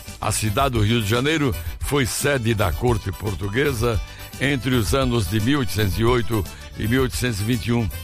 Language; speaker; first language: Portuguese; native; Portuguese